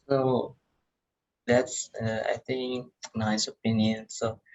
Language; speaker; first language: English; non-native, learner; Indonesian